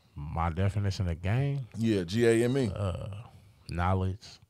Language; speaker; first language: English; native; English